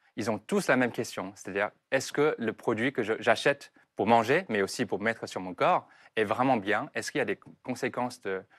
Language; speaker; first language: French; non-native, fluent; Chinese